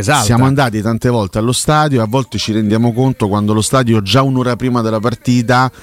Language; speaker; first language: Italian; native; Italian